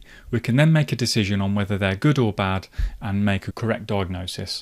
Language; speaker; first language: English; native; English